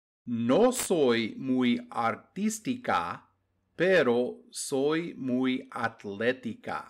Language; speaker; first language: Spanish; non-native, fluent; English